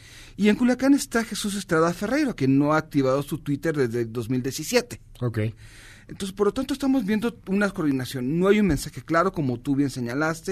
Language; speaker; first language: Spanish; native; Spanish